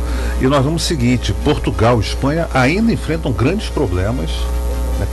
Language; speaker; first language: Portuguese; native; Portuguese